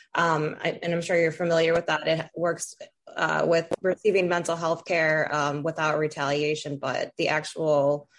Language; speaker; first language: English; native; English